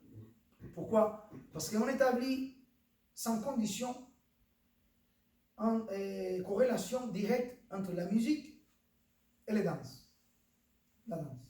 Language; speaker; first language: French; non-native, fluent; Spanish